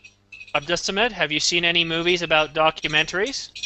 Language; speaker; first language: English; native; English